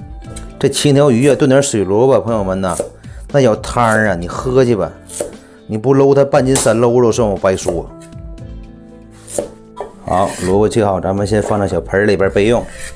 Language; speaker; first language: Chinese; native; Chinese